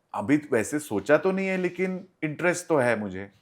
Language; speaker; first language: Hindi; non-native, local second language; Marathi